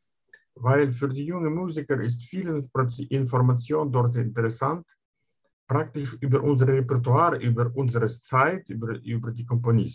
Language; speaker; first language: German; non-native, fluent; Russian